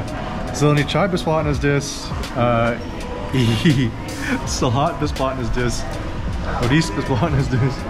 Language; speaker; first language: Russian; non-native, learner; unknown